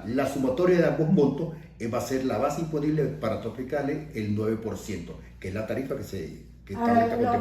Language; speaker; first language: Spanish; native; Spanish